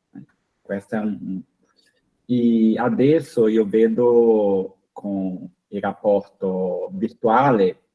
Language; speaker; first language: Italian; non-native, fluent; Portuguese